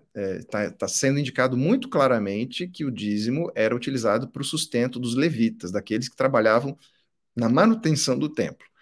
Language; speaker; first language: Portuguese; native; Portuguese